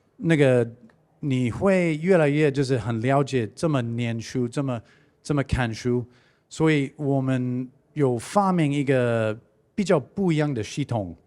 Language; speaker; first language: Chinese; non-native, fluent; English